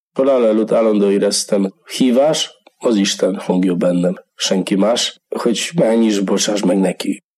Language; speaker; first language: Hungarian; non-native, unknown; Polish